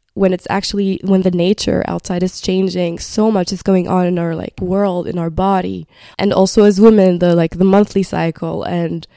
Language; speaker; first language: English; non-native, fluent; Arabic